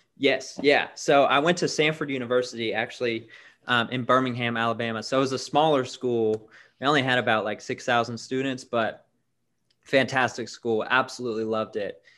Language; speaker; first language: English; native; English